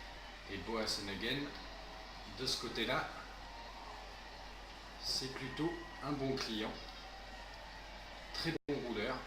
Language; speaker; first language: French; native; French